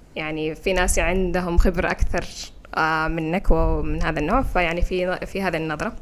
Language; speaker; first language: Arabic; non-native, local second language; Fula